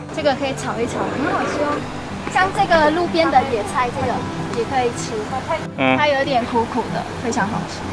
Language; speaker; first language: Chinese; non-native, fluent; Vietnamese